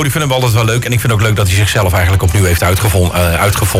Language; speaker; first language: Dutch; native; Dutch